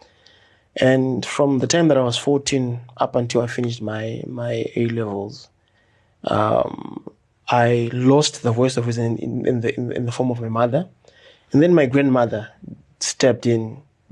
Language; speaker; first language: English; non-native, local second language; Shona